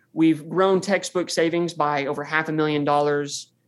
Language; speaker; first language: English; native; English